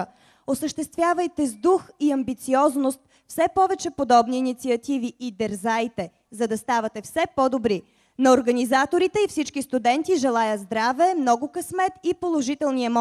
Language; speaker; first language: Bulgarian; native; Bulgarian